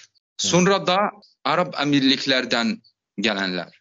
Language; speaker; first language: Turkish; non-native, fluent; Arabic